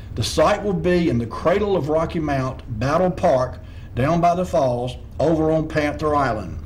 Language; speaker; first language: English; native; English